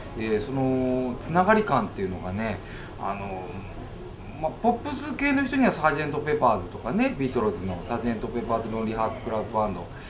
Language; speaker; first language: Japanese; native; Japanese